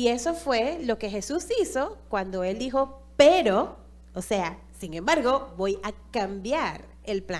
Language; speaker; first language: Spanish; non-native, fluent; English